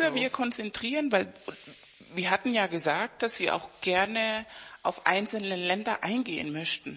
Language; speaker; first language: German; non-native, fluent; Spanish